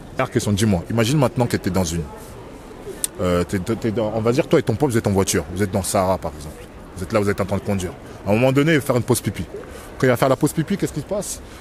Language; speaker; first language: French; native; French